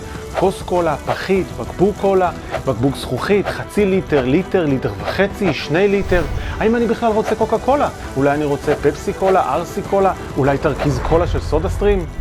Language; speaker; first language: Hebrew; native; Hebrew